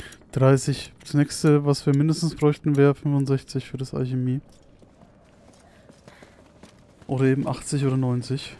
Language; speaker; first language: German; native; German